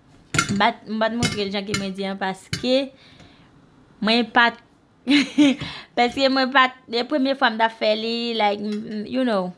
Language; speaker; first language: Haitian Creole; early bilingual, heritage; Haitian Creole